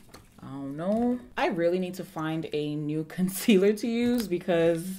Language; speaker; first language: English; early bilingual, other home language; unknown